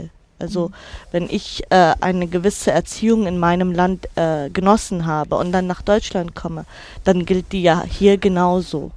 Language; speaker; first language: German; non-native, fluent; Arabic